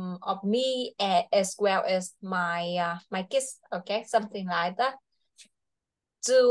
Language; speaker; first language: English; non-native, fluent; Vietnamese